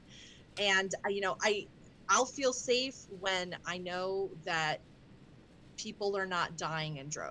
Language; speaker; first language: English; native; English